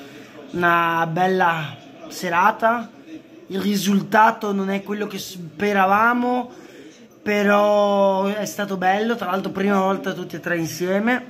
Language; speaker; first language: Italian; native; Italian